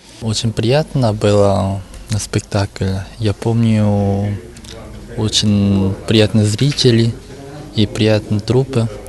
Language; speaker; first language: Russian; non-native, learner; Korean